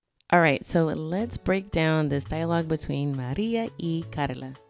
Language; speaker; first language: English; native; English